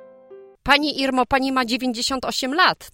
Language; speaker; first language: Polish; native; Polish